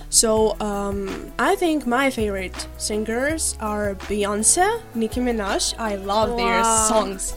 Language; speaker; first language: English; non-native, fluent; Ukrainian